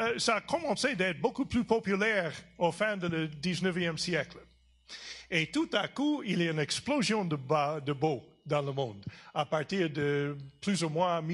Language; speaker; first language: French; non-native, fluent; English